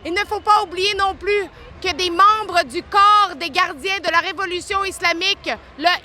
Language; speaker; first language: French; native; French